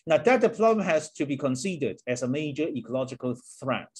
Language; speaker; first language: English; non-native, local second language; Chinese